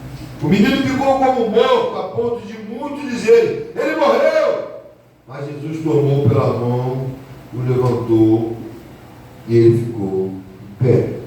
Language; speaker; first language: Portuguese; native; Portuguese